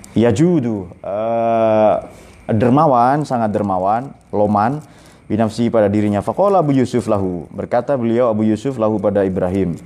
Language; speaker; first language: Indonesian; non-native, local second language; Madurese